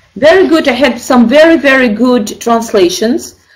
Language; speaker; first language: English; non-native, fluent; Russian